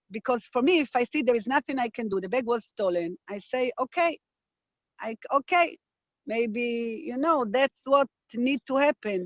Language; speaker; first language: English; non-native, fluent; Hebrew